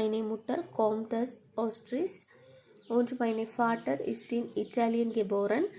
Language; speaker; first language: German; non-native, learner; Malayalam